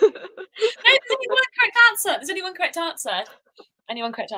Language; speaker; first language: English; native; English